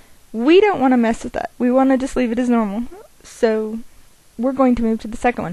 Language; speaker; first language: English; native; English